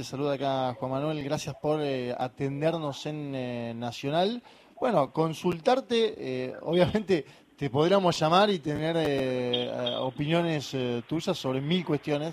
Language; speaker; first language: Spanish; native; Spanish